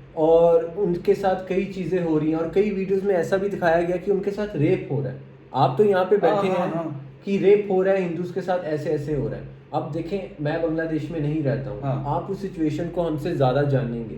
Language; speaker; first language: Hindi; native; Hindi